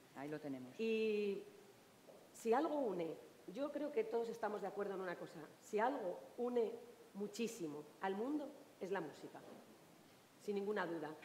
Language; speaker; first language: Spanish; native; Spanish